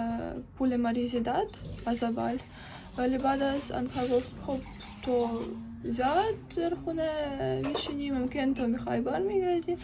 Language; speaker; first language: Persian; non-native, learner; Ukrainian